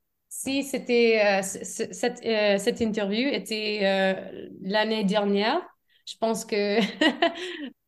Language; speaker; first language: French; non-native, fluent; English